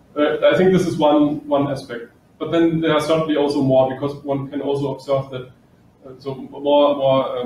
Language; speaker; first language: English; non-native, fluent; German